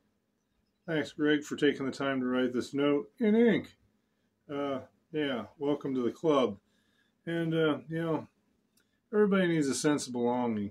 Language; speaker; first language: English; native; English